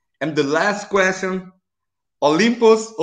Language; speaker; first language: English; non-native, learner; Portuguese